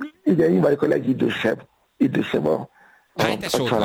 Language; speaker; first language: Hungarian; non-native, fluent; Yoruba